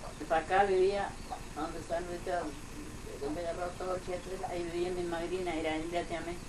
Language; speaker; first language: Spanish; non-native, local second language; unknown